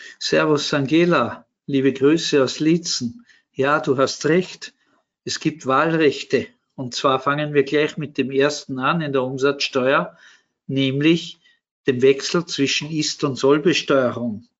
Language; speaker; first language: German; native; German